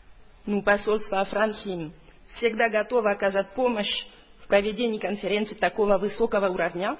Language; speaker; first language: Russian; non-native, fluent; French